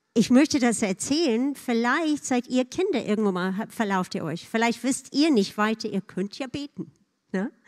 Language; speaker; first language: German; non-native, fluent; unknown